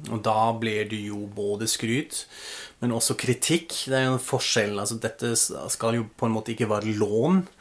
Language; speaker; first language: Norwegian; non-native, fluent; German